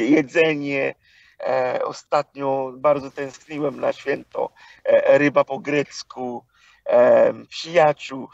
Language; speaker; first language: Polish; non-native, fluent; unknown